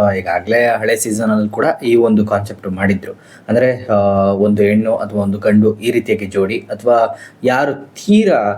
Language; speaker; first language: Kannada; native; Kannada